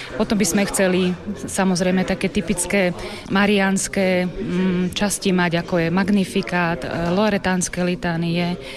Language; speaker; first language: Slovak; native; Slovak